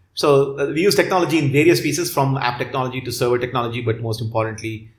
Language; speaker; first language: English; non-native, local second language; Tamil